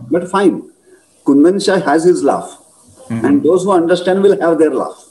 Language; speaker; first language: English; non-native, local second language; Marathi